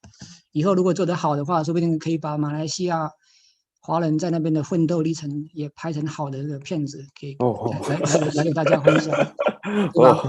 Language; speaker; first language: Chinese; native; Chinese